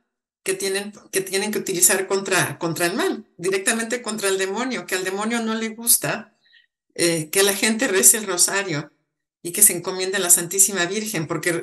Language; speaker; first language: Spanish; native; Spanish